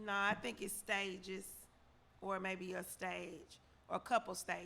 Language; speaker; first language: English; native; English